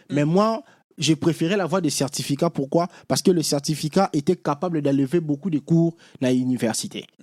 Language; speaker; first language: French; non-native, local second language; Lingala